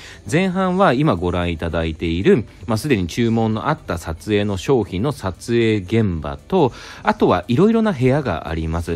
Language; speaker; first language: Japanese; native; Japanese